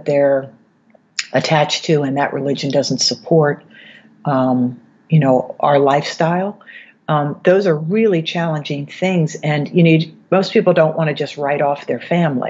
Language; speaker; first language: English; native; English